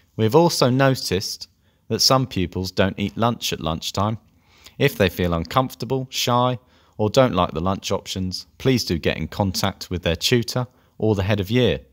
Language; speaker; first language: English; native; English